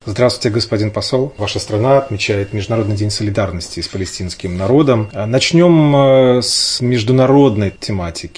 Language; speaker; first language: Russian; native; Russian